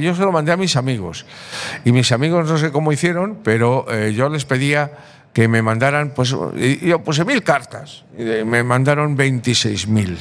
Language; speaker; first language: Spanish; native; Spanish